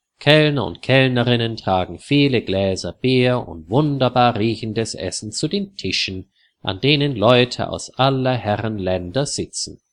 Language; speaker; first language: German; native; German